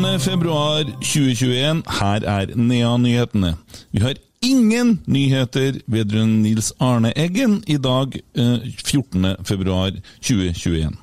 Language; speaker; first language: Norwegian; native; Norwegian